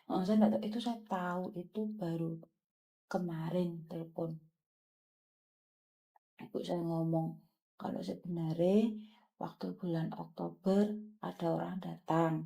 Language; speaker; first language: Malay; non-native, local second language; Javanese